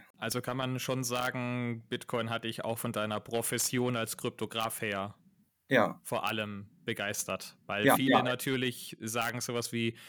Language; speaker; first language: German; native; German